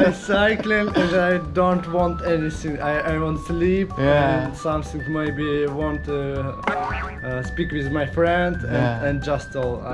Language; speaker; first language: English; non-native, learner; Russian